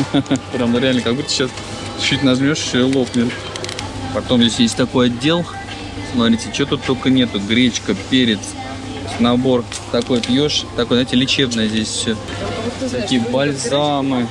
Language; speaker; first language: Russian; native; Russian